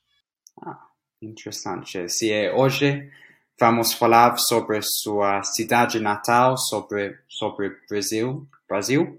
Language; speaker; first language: Portuguese; non-native, fluent; English